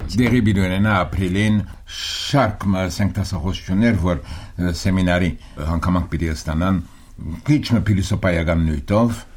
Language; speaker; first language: Armenian; early bilingual, heritage; Armenian